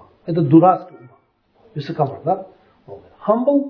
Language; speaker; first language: Russian; non-native, learner; Tibetan